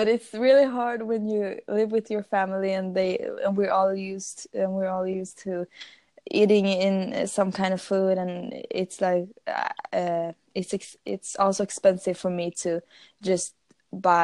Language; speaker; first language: English; non-native, fluent; Swedish